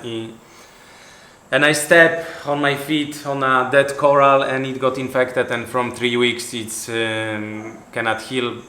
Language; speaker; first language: English; non-native, fluent; Polish